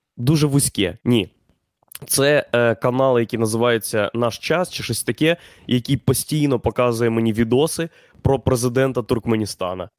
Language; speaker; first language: Ukrainian; native; Ukrainian